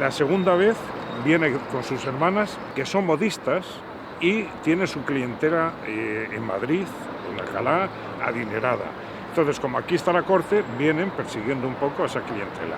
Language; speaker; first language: Spanish; native; Spanish